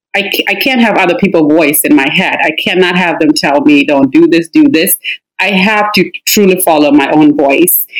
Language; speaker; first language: English; non-native, fluent; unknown